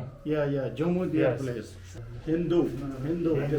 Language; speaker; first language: English; non-native, learner; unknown